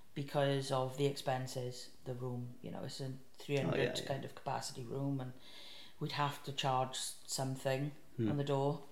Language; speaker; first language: English; native; English